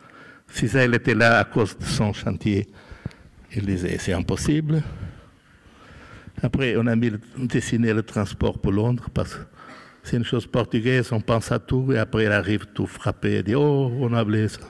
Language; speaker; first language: French; non-native, fluent; Portuguese